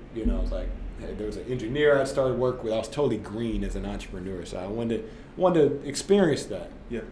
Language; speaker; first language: English; native; English